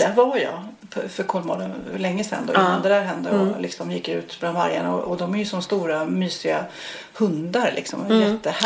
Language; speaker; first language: Swedish; native; Swedish